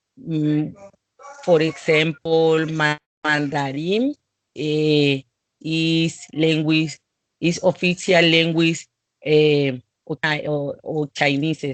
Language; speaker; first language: English; non-native, learner; Spanish